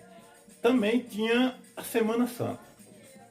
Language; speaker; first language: Portuguese; native; Portuguese